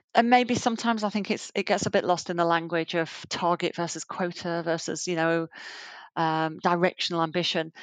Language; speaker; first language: English; native; English